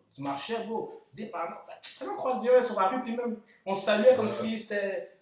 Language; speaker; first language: French; early bilingual, other home language; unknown